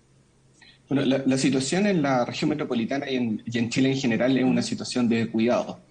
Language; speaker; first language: Spanish; native; Spanish